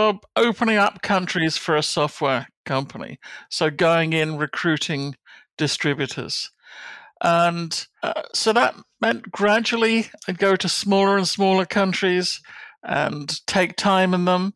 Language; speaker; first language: English; native; English